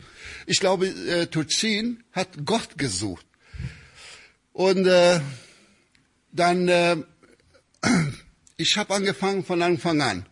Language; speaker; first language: German; non-native, fluent; Albanian